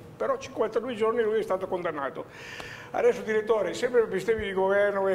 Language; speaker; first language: Italian; native; Italian